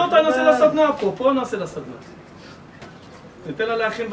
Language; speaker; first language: Hebrew; native; Hebrew